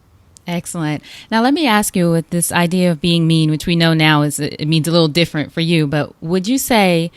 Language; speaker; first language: English; native; English